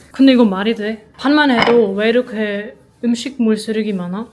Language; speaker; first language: Korean; non-native, fluent; German